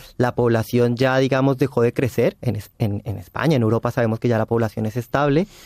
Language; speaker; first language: Spanish; native; Spanish